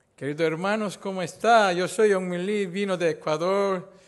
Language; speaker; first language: Spanish; non-native, learner; Korean